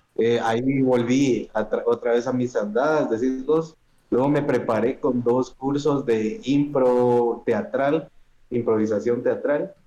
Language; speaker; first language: Spanish; native; Spanish